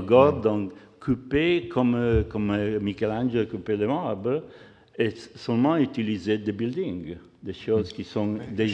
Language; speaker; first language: French; non-native, fluent; Italian